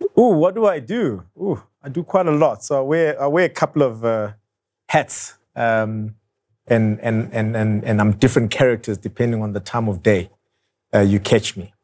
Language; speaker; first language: English; non-native, local second language; Zulu